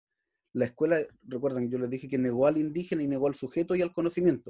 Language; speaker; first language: Spanish; native; Spanish